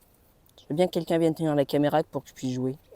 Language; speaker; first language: French; native; French